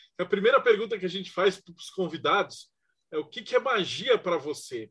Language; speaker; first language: Portuguese; native; Portuguese